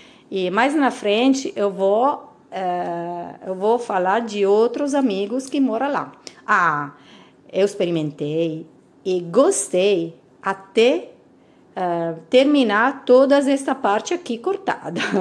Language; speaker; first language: Portuguese; non-native, fluent; Italian